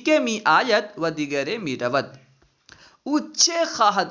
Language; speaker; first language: Persian; non-native, fluent; Urdu